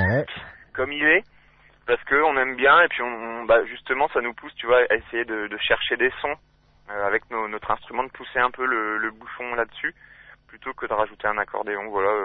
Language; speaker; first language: French; native; French